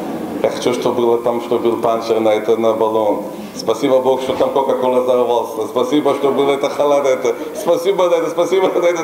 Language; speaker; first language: Russian; non-native, local second language; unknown